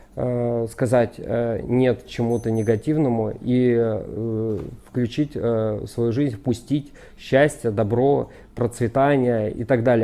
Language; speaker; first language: Russian; native; Russian